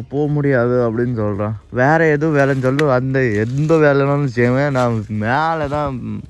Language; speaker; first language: Tamil; non-native, learner; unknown